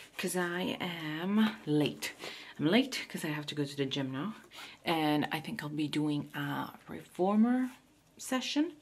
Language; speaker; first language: English; non-native, fluent; Italian